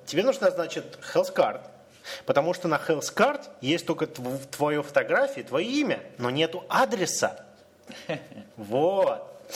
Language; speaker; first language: Russian; native; Russian